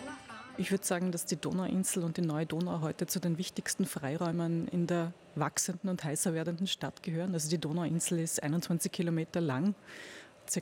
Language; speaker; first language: German; native; German